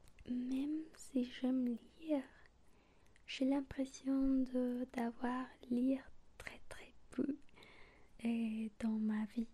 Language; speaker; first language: French; non-native, learner; Spanish